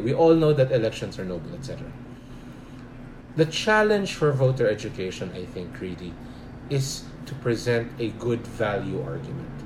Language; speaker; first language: English; non-native, local second language; Filipino